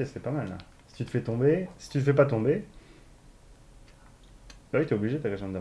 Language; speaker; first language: French; native; French